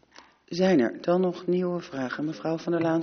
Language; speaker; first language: Dutch; native; Dutch